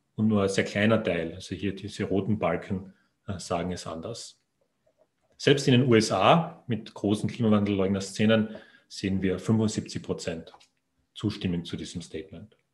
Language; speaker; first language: German; native; German